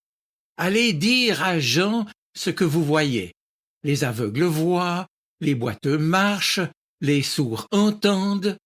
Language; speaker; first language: French; native; French